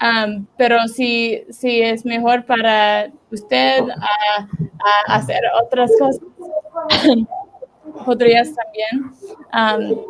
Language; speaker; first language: Spanish; non-native, learner; English